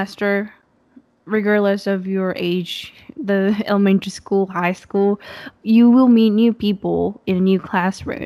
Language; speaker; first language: English; non-native, fluent; Japanese